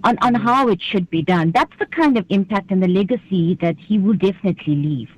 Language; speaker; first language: English; native; English